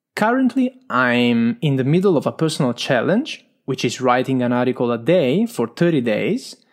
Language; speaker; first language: English; non-native, fluent; Italian